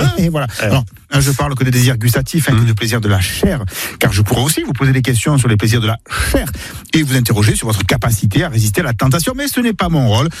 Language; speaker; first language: French; native; French